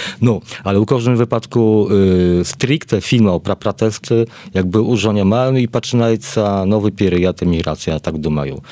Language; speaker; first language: Polish; non-native, learner; Belarusian